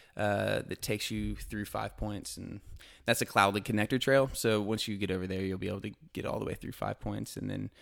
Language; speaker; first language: English; native; English